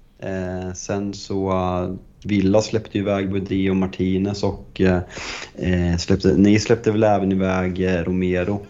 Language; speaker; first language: Swedish; native; Swedish